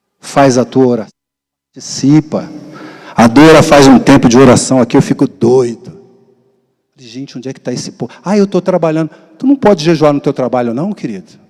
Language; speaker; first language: Portuguese; native; Portuguese